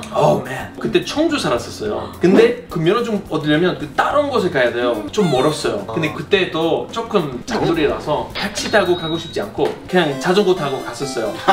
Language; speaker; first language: Korean; non-native, fluent; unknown